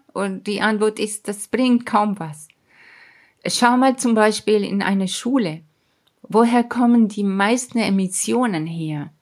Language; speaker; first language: German; non-native, fluent; Spanish